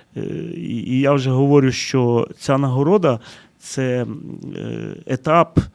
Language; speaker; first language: Ukrainian; early bilingual, heritage; Ukrainian